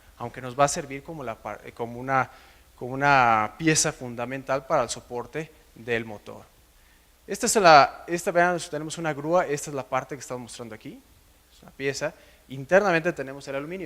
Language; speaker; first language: Spanish; native; Spanish